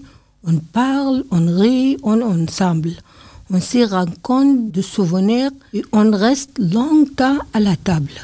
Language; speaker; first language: French; non-native, learner; Arabic